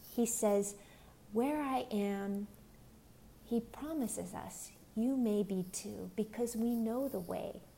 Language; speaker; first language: English; native; English